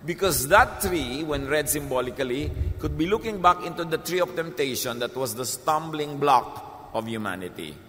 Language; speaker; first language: English; non-native, local second language; Filipino